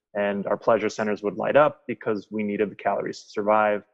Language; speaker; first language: English; native; English